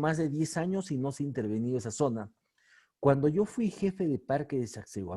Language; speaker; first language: Spanish; native; Spanish